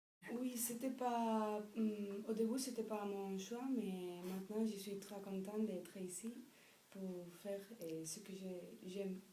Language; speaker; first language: French; non-native, fluent; Spanish